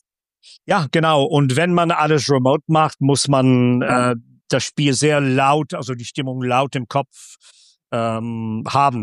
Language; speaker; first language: German; non-native, fluent; English